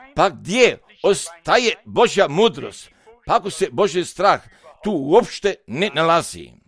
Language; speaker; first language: Serbian; non-native, fluent; German